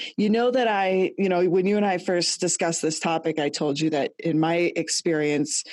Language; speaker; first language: English; native; English